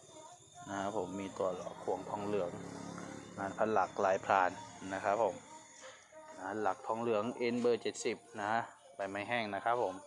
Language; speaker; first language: Thai; native; Thai